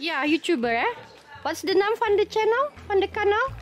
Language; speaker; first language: Dutch; non-native, fluent; Indonesian